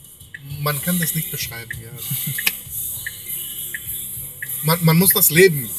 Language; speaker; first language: German; non-native, learner; Greek